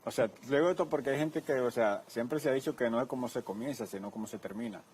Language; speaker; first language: Spanish; native; Spanish